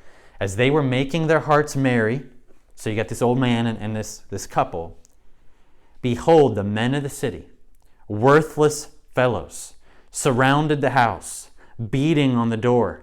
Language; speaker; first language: English; native; English